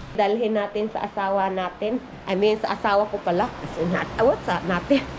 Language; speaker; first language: Filipino; non-native, local second language; Cebuano